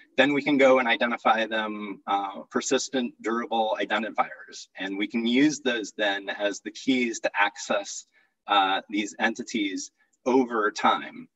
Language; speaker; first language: English; native; English